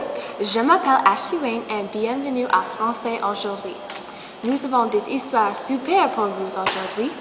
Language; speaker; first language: French; non-native, learner; English